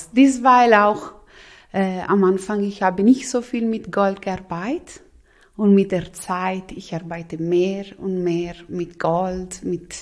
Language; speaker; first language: German; non-native, local second language; Italian